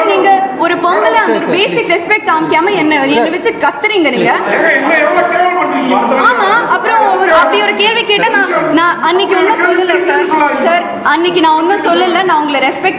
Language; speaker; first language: Tamil; non-native, fluent; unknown